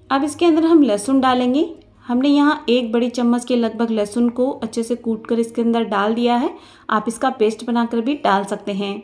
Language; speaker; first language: Hindi; native; Hindi